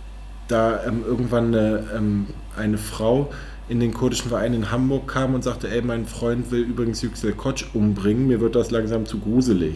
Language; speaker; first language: German; native; German